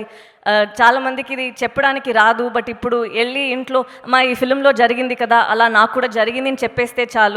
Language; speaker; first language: Telugu; non-native, local second language; Tamil